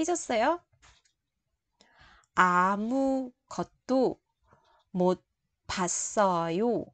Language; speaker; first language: Korean; non-native, fluent; Vietnamese